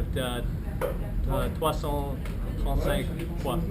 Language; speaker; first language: French; non-native, learner; English